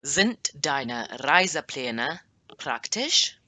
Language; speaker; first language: German; non-native, learner; English